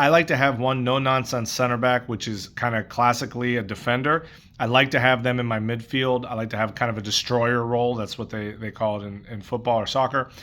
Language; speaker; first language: English; native; English